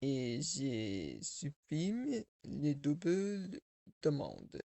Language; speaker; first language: French; non-native, learner; English